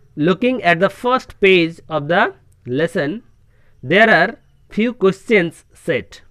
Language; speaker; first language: English; non-native, local second language; Bangla